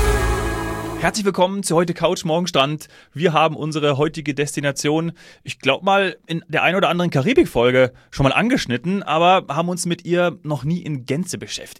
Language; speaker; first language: German; native; German